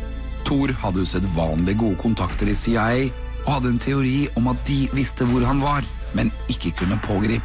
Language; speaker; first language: Norwegian; native; Norwegian